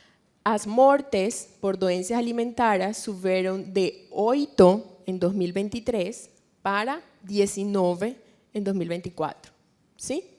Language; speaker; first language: Portuguese; non-native, fluent; Spanish